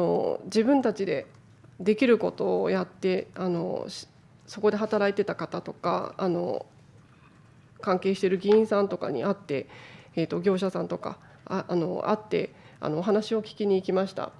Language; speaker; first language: Japanese; native; Japanese